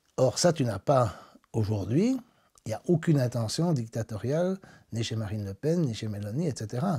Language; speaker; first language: French; native; French